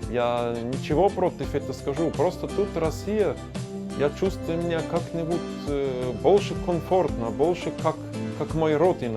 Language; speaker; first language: Russian; non-native, learner; German